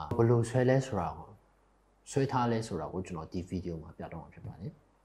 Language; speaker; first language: Burmese; non-native, local second language; Kachin